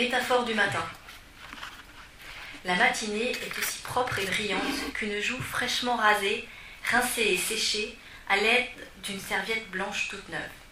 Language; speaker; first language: French; native; French